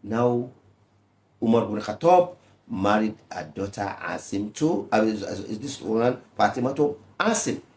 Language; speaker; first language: English; non-native, local second language; Yoruba